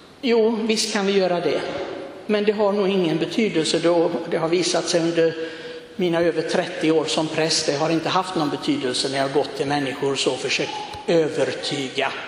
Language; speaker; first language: Swedish; non-native, fluent; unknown